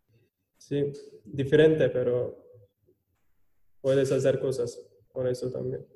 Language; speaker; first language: Spanish; non-native, learner; Turkish